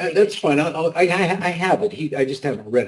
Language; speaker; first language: English; native; English